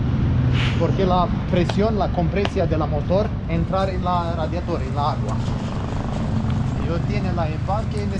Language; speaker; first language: Spanish; non-native, learner; Romanian